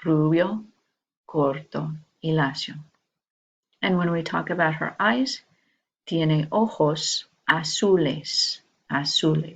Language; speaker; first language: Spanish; non-native, fluent; English